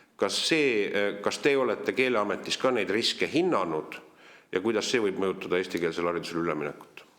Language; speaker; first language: Estonian; native; Estonian